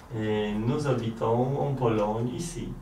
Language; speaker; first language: French; non-native, learner; Polish